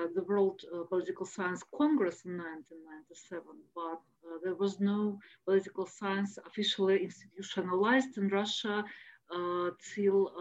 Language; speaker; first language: English; non-native, fluent; Russian